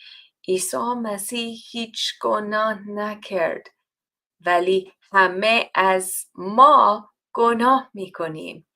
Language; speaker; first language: Persian; non-native, learner; English